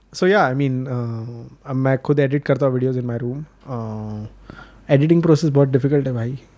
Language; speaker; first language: Hindi; non-native, local second language; Marathi